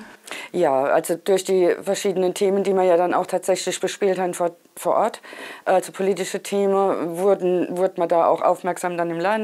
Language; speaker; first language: German; native; German